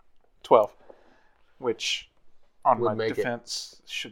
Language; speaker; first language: English; native; English